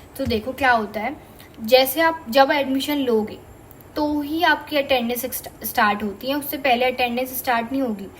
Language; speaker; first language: Hindi; native; Hindi